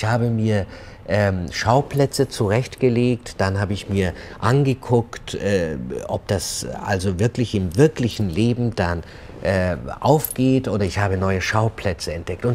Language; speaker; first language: German; early bilingual, other home language; Turkish